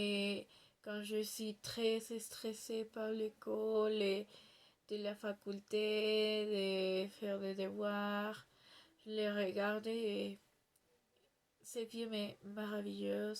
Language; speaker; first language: French; non-native, learner; Spanish